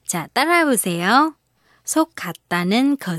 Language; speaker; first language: Korean; non-native, fluent; Vietnamese